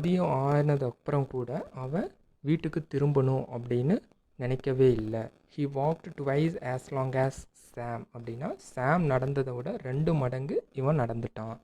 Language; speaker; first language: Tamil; native; Tamil